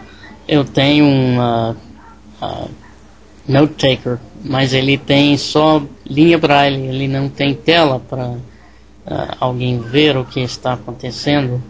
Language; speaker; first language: Portuguese; non-native, learner; English